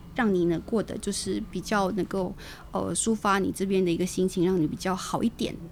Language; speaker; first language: Chinese; native; Chinese